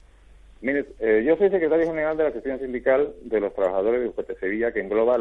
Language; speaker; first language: Spanish; native; Spanish